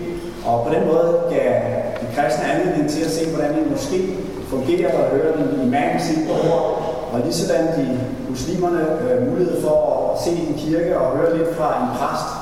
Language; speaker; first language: Danish; native; Danish